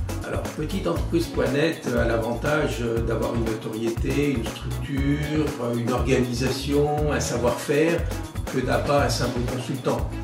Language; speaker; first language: French; native; French